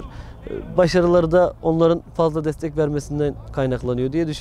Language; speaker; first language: Turkish; native; Turkish